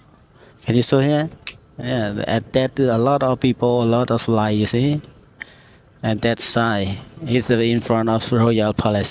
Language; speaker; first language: English; non-native, learner; Khmer